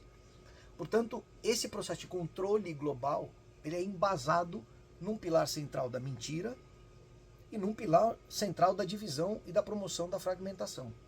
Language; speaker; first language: Portuguese; native; Portuguese